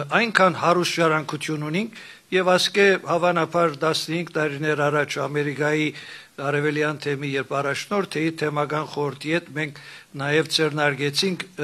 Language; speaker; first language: Armenian; native; Armenian